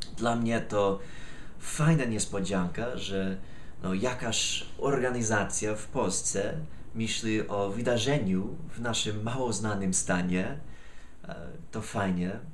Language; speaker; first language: Polish; non-native, fluent; English